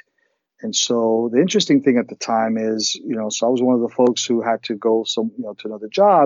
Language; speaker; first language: English; early bilingual, other home language; Spanish